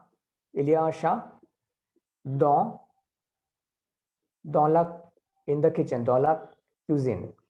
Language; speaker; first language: French; non-native, learner; Hindi